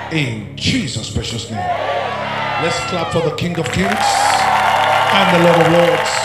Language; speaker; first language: English; non-native, local second language; Yoruba